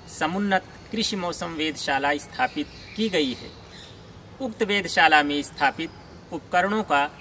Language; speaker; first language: Hindi; native; Hindi